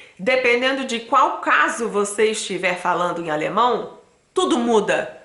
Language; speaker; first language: Portuguese; native; Portuguese